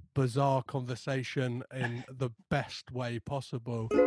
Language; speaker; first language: English; native; English